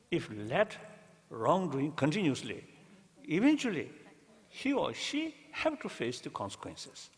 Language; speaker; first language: English; non-native, learner; Tibetan